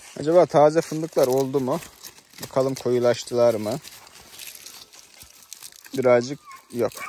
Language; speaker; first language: Turkish; native; Turkish